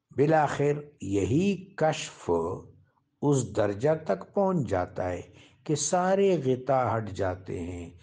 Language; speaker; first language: Urdu; non-native, local second language; Pashto